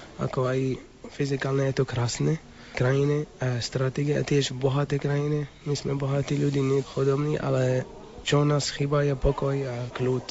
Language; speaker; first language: Slovak; non-native, learner; Arabic